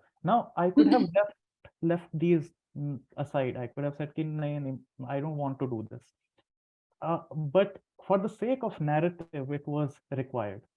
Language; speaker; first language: English; non-native, local second language; Hindi